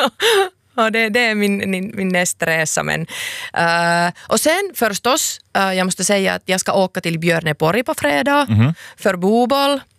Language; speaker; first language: Swedish; non-native, local second language; Finnish